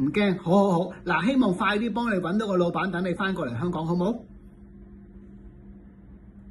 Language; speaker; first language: Cantonese; native; Cantonese